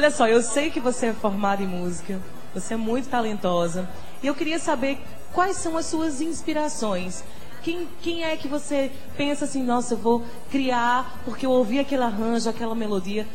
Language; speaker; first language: Portuguese; native; Portuguese